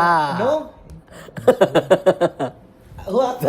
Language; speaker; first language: Arabic; non-native, learner; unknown